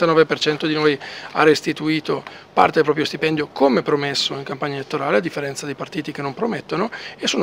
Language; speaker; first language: Italian; native; Italian